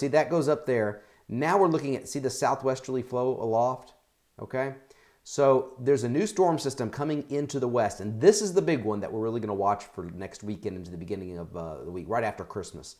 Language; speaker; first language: English; native; English